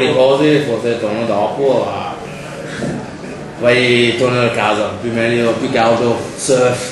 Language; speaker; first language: Italian; non-native, learner; English